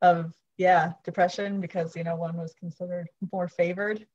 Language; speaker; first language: English; native; English